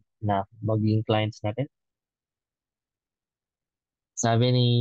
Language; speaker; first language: Filipino; native; Filipino